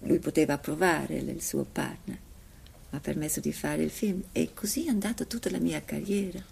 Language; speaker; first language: Italian; non-native, fluent; English